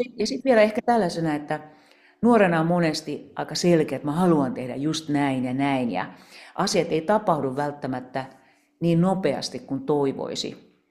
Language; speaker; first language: Finnish; native; Finnish